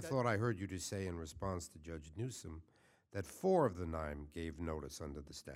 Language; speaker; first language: English; native; English